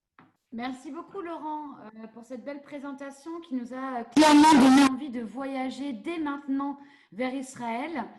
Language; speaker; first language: French; native; French